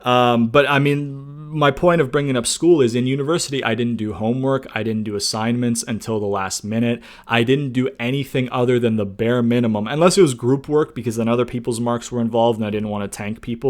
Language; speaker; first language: English; native; English